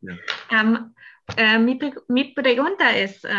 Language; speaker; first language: Spanish; non-native, fluent; German